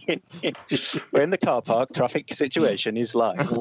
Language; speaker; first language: English; native; English